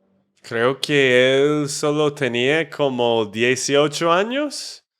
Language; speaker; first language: Spanish; non-native, fluent; English